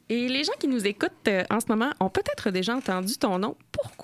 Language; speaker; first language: French; native; French